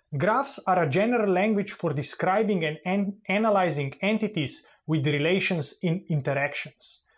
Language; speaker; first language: English; non-native, fluent; Slovenian